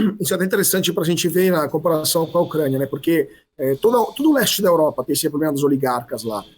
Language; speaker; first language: Portuguese; non-native, fluent; Italian